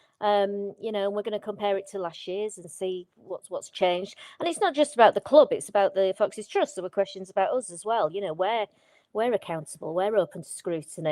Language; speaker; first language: English; native; English